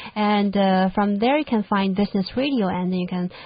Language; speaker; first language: English; non-native, fluent; Chinese